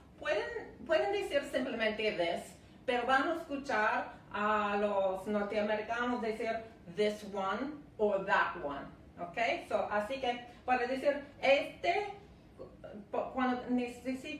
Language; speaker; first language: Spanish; non-native, fluent; English